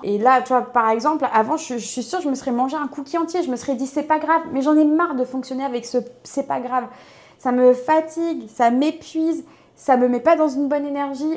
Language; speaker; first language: French; native; French